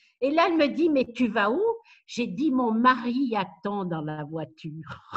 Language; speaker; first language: French; non-native, local second language; Arabic